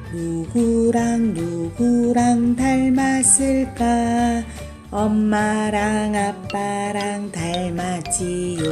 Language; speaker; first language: Korean; native; Korean